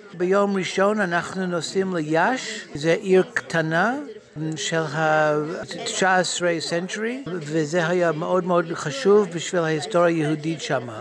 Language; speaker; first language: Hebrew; non-native, learner; English